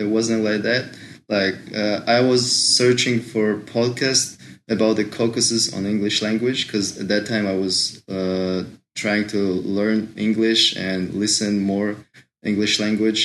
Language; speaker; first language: English; non-native, fluent; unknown